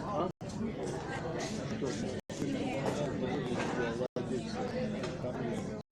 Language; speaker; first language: Russian; native; Russian